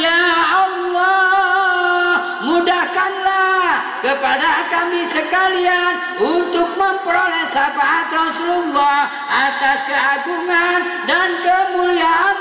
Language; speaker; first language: Indonesian; non-native, local second language; Sundanese